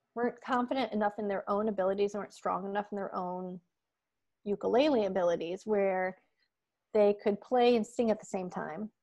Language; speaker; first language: English; native; English